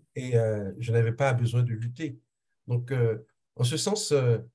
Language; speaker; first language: French; non-native, local second language; Haitian Creole